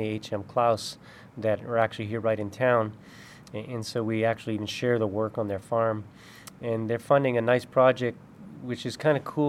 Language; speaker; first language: English; native; English